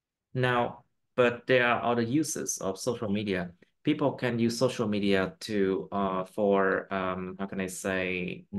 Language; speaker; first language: English; non-native, fluent; Vietnamese